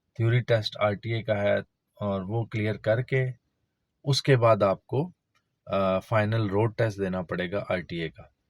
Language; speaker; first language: Urdu; non-native, local second language; Punjabi